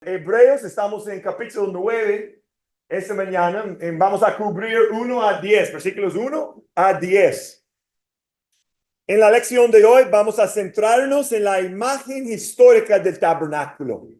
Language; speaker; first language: Spanish; non-native, fluent; English